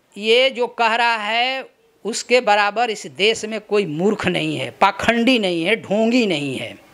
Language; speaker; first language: Hindi; native; Hindi